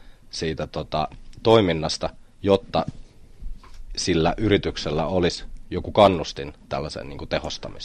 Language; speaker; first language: Finnish; native; Finnish